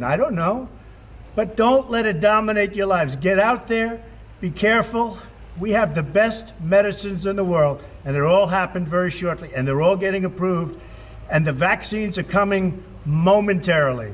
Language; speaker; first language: English; native; English